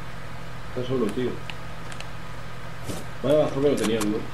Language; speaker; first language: Spanish; native; Spanish